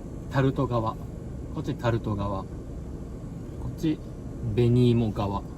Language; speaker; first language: Japanese; native; Japanese